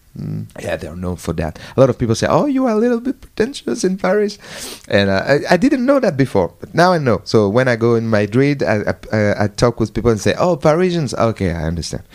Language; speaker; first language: English; non-native, fluent; French